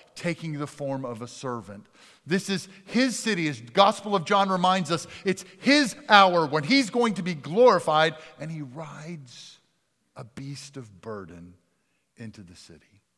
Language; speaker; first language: English; native; English